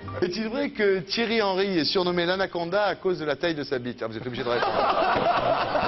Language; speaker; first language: French; native; French